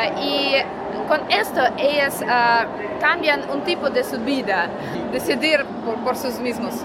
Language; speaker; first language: Spanish; non-native, learner; Russian